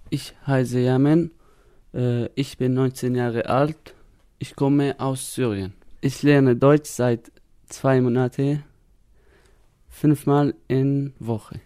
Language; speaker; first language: German; non-native, learner; Arabic